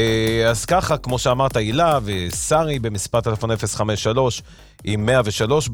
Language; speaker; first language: Hebrew; native; Hebrew